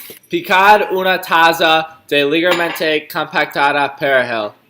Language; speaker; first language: Spanish; non-native, learner; English